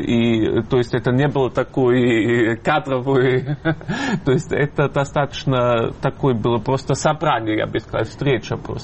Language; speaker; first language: Russian; non-native, fluent; German